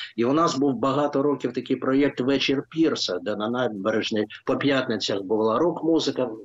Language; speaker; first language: Ukrainian; non-native, local second language; Russian